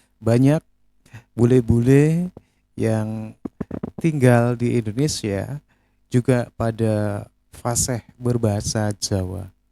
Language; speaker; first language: Indonesian; native; Indonesian